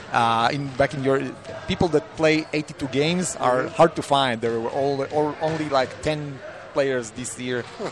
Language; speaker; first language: English; non-native, fluent; Hebrew